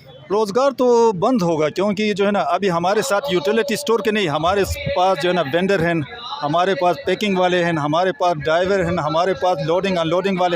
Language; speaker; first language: Hindi; non-native, local second language; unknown